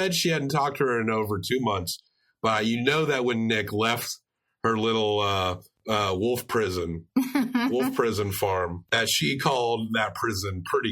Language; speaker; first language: English; native; English